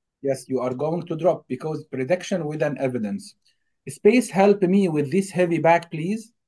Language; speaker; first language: English; non-native, fluent; Arabic